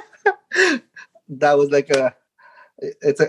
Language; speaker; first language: English; non-native, local second language; Filipino